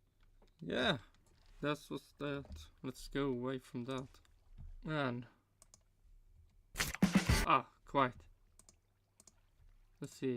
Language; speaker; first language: English; non-native, fluent; Swedish